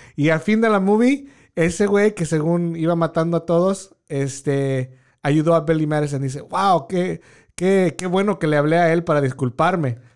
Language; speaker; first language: Spanish; early bilingual, heritage; Spanish